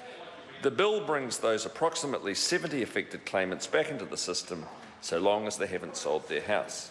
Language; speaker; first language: English; native; English